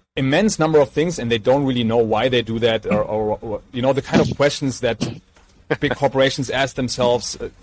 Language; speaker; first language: English; non-native, fluent; German